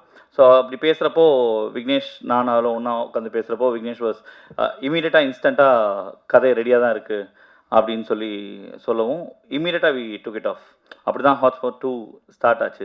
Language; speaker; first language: Tamil; native; Tamil